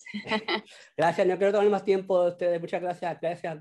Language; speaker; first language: Spanish; native; Spanish